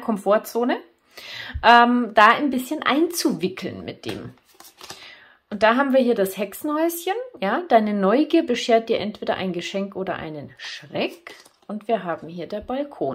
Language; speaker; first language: German; native; German